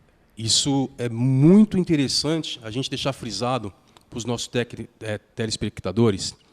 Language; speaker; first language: Portuguese; native; Portuguese